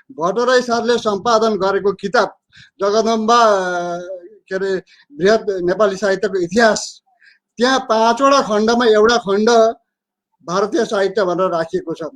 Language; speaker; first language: Nepali; native; Nepali